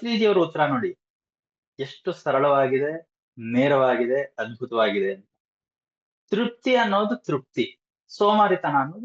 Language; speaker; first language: Kannada; native; Kannada